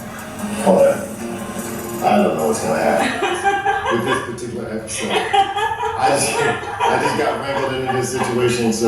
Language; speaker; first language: English; native; English